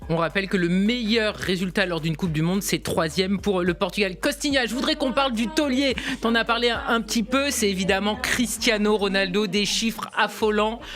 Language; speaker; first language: French; native; French